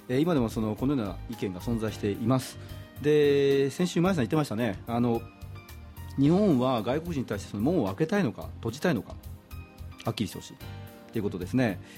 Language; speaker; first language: Japanese; native; Japanese